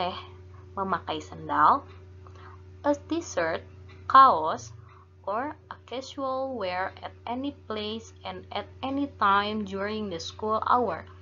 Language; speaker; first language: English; non-native, fluent; Indonesian